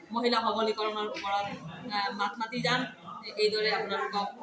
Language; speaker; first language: Assamese; non-native, local second language; Nepali